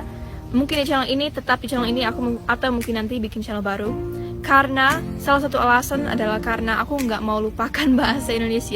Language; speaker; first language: Indonesian; early bilingual, other home language; English